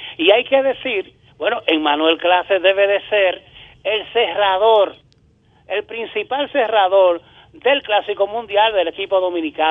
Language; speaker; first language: Spanish; native; Spanish